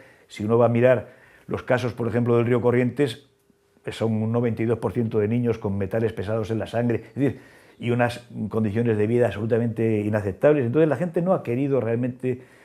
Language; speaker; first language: Spanish; native; Spanish